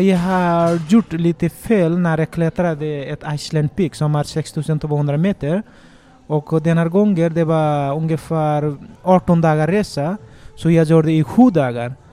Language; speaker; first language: Swedish; non-native, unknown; Nepali